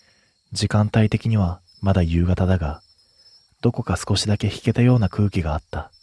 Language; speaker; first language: Japanese; native; Japanese